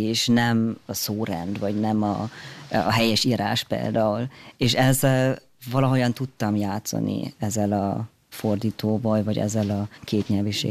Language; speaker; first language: Hungarian; non-native, fluent; German